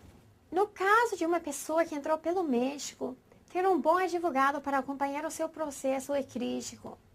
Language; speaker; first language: Portuguese; non-native, fluent; English